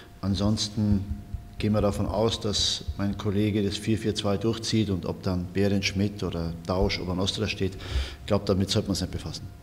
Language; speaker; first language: German; native; German